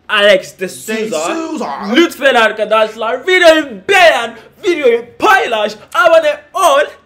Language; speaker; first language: Turkish; non-native, learner; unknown